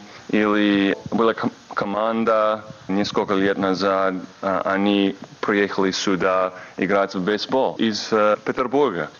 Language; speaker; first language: Russian; non-native, fluent; English